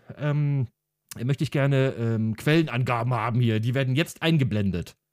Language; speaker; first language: German; early bilingual, other home language; Hungarian